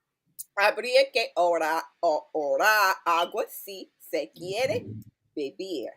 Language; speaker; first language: Spanish; non-native, learner; English